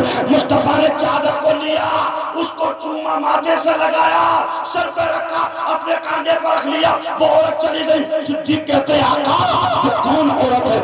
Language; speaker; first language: Urdu; native; Urdu